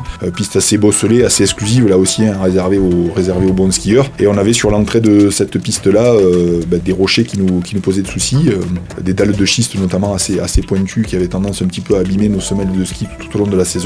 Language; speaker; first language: French; native; French